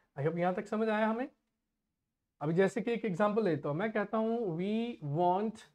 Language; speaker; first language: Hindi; non-native, local second language; Punjabi